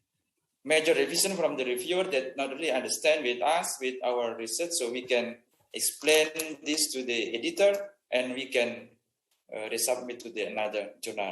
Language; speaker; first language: English; non-native, fluent; Indonesian